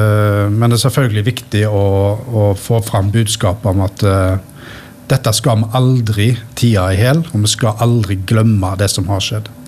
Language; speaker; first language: Norwegian; native; Norwegian